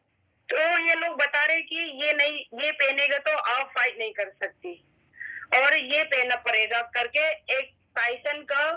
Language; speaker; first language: Hindi; non-native, local second language; Manipuri